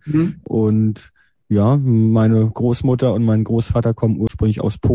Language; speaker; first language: German; native; German